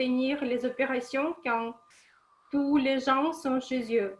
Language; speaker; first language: French; non-native, fluent; Russian